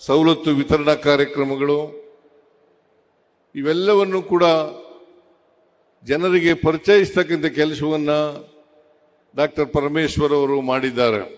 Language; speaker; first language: Kannada; native; Kannada